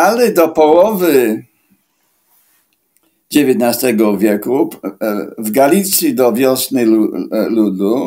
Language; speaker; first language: Polish; non-native, fluent; English